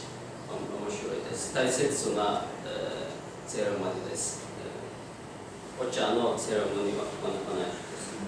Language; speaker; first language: Japanese; non-native, learner; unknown